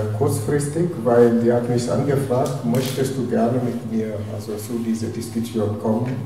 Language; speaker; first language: German; non-native, fluent; Wolof